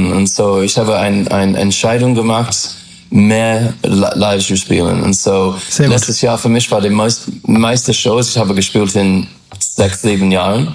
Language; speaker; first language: German; non-native, learner; English